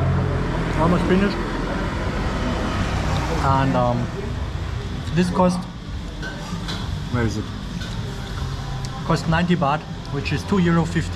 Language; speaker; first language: English; non-native, fluent; German